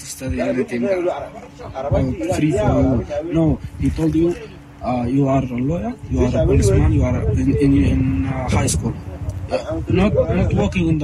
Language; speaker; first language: English; non-native, learner; Arabic